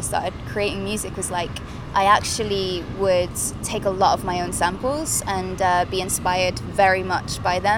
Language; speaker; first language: English; native; English